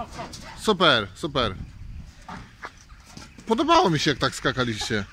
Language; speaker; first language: Polish; native; Polish